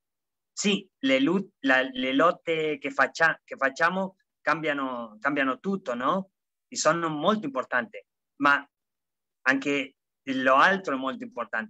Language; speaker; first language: Italian; non-native, fluent; Spanish